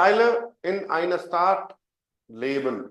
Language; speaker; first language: German; non-native, fluent; Hindi